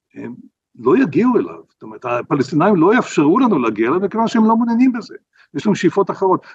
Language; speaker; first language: Hebrew; native; Hebrew